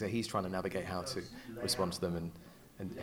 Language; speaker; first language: English; native; English